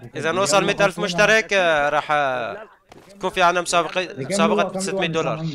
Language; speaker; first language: Arabic; native; Arabic